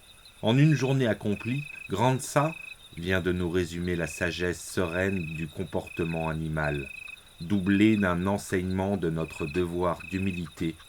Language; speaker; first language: French; native; French